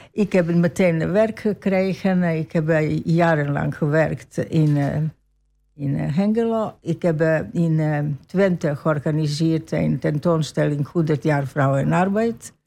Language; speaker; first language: Dutch; non-native, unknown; Croatian